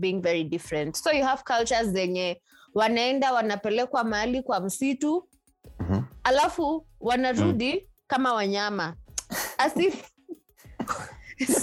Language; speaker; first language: English; non-native, local second language; Swahili